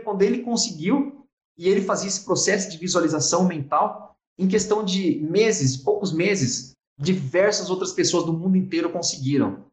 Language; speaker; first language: Portuguese; native; Portuguese